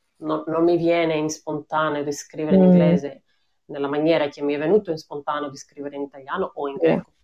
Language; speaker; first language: Italian; non-native, fluent; Greek